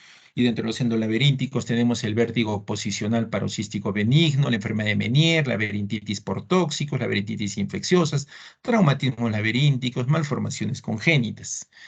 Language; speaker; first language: Spanish; native; Spanish